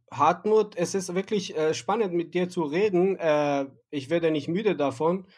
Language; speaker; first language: German; non-native, fluent; Persian